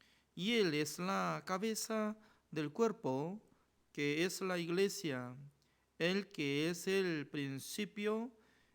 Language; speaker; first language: Spanish; non-native, fluent; Korean